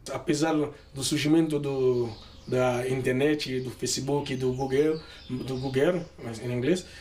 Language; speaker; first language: Portuguese; non-native, learner; Haitian Creole